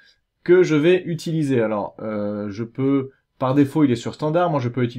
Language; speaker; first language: French; native; French